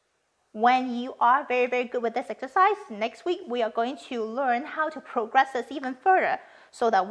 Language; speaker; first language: English; non-native, fluent; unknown